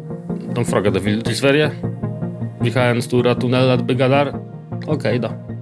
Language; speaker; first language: Swedish; non-native, learner; Polish